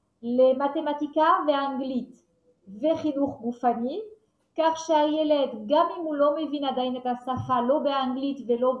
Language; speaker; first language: Hebrew; non-native, fluent; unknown